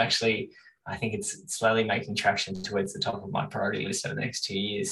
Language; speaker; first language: English; native; English